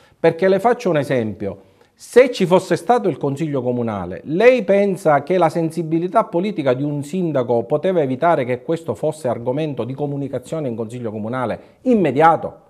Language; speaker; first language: Italian; native; Italian